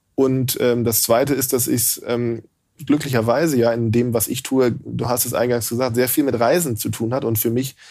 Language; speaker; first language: German; native; German